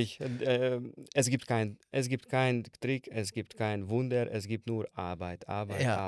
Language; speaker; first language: German; non-native, learner; Hungarian